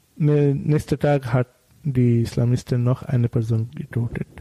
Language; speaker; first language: German; non-native, learner; Bangla